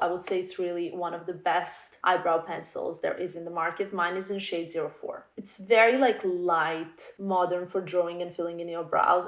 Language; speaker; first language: English; non-native, fluent; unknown